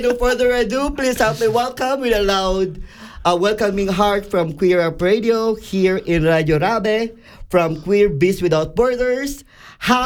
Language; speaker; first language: English; non-native, local second language; Cebuano